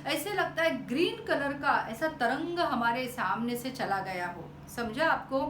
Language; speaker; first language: Hindi; non-native, local second language; Marathi